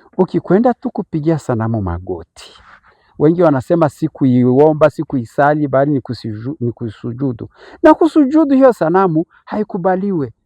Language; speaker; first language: Swahili; native; Swahili